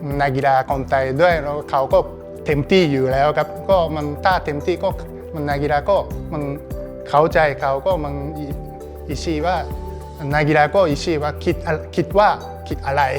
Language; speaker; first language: Thai; non-native, learner; Japanese